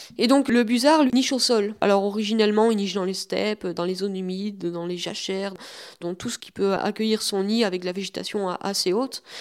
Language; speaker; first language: French; native; French